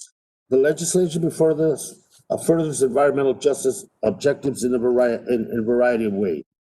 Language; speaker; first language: English; native; English